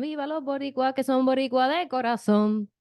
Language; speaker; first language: Spanish; non-native, fluent; English